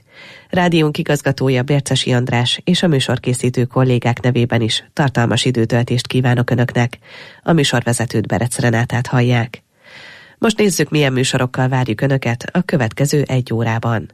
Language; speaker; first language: Hungarian; native; Hungarian